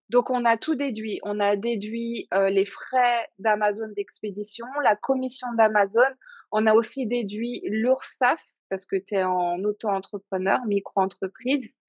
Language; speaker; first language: French; native; French